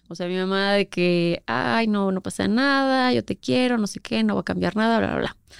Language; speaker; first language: Spanish; native; Spanish